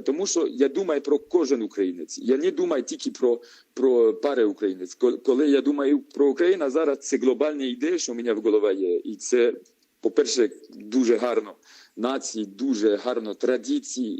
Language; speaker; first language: Ukrainian; non-native, learner; French